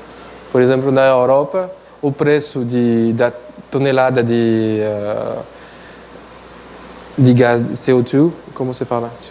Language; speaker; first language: Portuguese; non-native, fluent; French